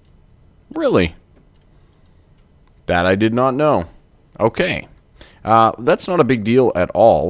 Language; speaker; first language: English; native; English